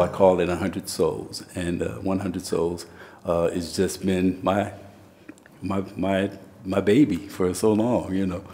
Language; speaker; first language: English; native; English